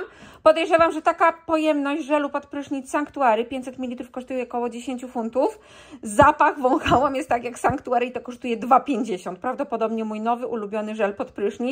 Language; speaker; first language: Polish; native; Polish